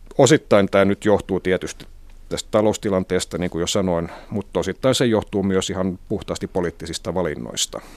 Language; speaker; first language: Finnish; non-native, local second language; Swedish